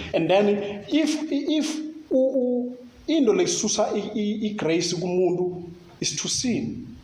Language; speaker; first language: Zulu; non-native, local second language; Swati